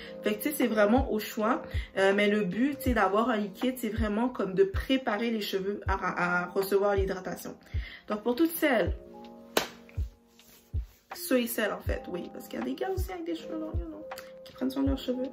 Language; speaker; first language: French; native; French